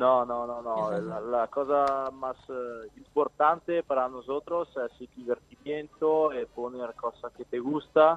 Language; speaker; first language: Spanish; non-native, learner; Italian